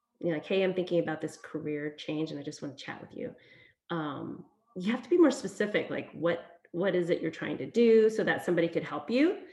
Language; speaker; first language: English; early bilingual, other home language; Vietnamese